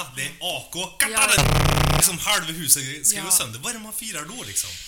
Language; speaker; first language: Swedish; native; Swedish